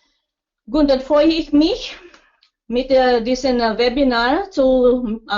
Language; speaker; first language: German; non-native, learner; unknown